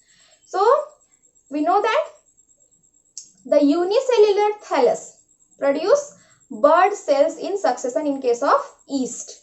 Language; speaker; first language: English; non-native, local second language; Hindi